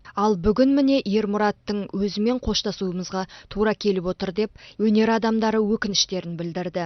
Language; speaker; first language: Kazakh; native; Kazakh